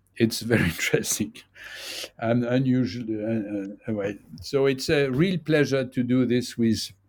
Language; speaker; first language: English; non-native, fluent; French